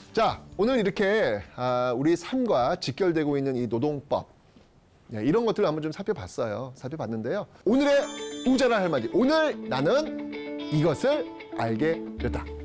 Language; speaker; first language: Korean; native; Korean